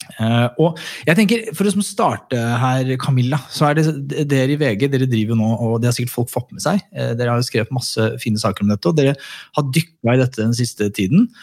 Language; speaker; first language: Norwegian; native; Norwegian